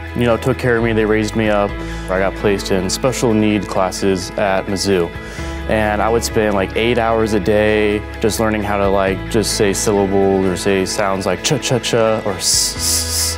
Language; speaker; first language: English; native; English